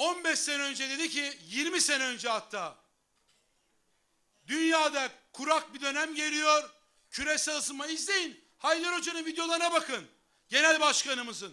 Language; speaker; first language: Turkish; native; Turkish